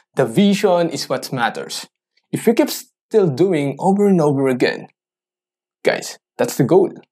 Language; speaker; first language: English; non-native, local second language; Filipino